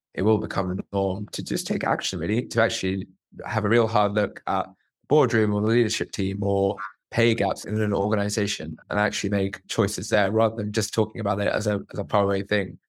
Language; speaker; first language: English; native; English